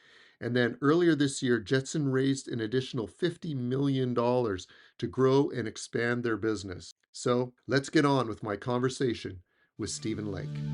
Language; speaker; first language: English; native; English